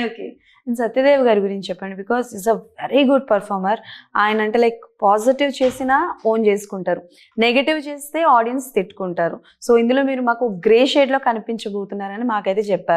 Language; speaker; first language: Telugu; native; Telugu